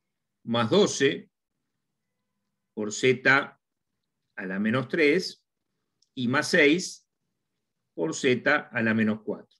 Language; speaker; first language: Spanish; native; Spanish